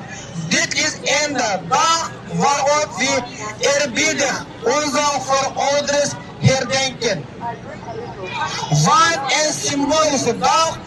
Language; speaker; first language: Dutch; non-native, learner; Uyghur